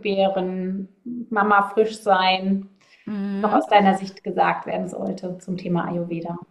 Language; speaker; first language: German; native; German